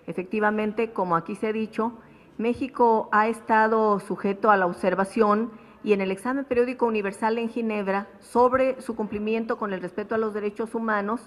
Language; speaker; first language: Spanish; native; Spanish